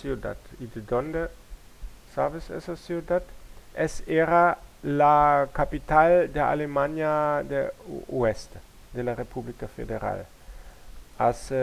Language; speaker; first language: Spanish; non-native, learner; German